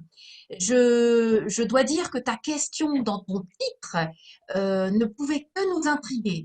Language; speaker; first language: French; native; French